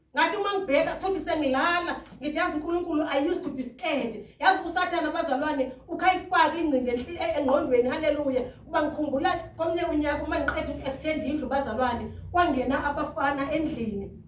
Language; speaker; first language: Zulu; non-native, local second language; Xhosa